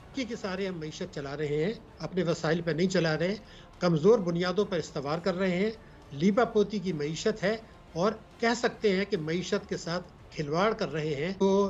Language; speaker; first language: Hindi; native; Hindi